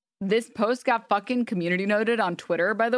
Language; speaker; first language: English; native; English